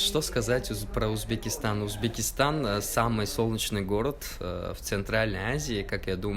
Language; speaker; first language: Russian; non-native, local second language; Uzbek